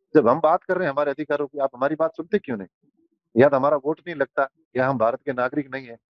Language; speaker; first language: Hindi; native; Hindi